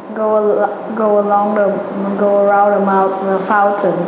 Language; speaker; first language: English; non-native, learner; Vietnamese